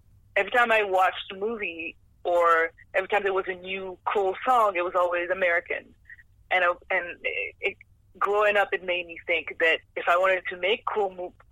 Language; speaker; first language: English; non-native, fluent; French